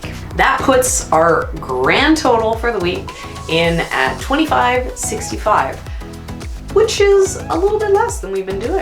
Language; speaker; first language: English; native; English